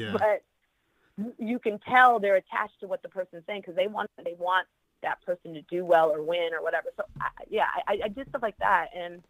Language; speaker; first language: English; native; English